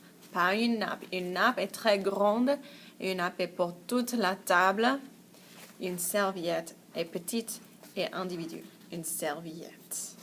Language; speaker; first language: French; non-native, fluent; English